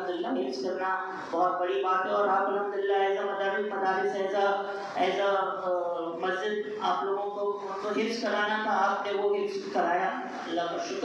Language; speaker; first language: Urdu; non-native, local second language; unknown